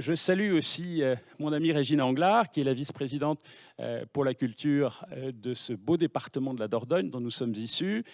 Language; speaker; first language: French; native; French